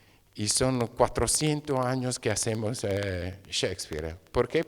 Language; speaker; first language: Spanish; non-native, fluent; Italian